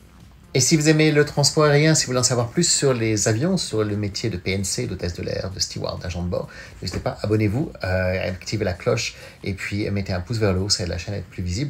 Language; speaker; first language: French; native; French